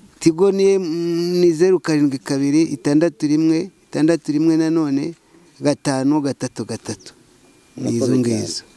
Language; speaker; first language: Kinyarwanda; native; Kinyarwanda